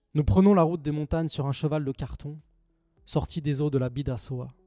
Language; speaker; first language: French; native; French